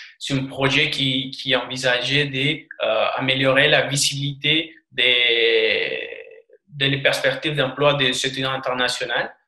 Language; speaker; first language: French; non-native, fluent; Spanish